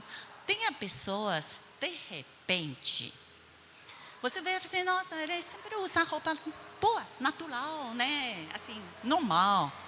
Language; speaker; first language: Portuguese; non-native, fluent; Chinese